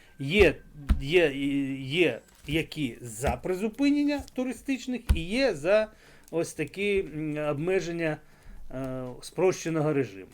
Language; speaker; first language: Ukrainian; non-native, local second language; Russian